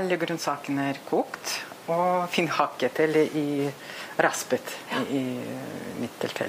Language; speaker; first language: Norwegian; non-native, fluent; Russian